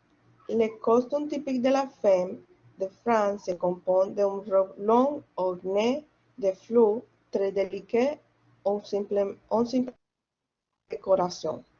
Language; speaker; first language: French; non-native, learner; Spanish